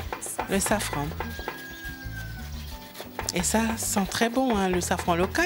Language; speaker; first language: French; non-native, local second language; Morisyen